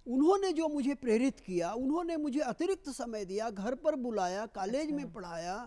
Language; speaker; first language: Hindi; native; Hindi